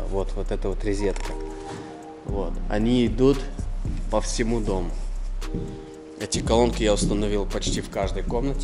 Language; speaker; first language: Russian; native; Russian